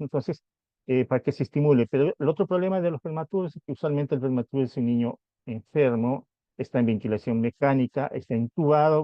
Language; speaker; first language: Spanish; native; Spanish